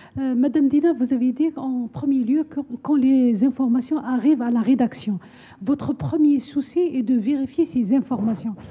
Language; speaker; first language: French; non-native, local second language; Arabic